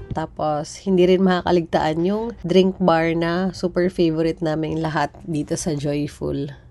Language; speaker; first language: Filipino; native; Filipino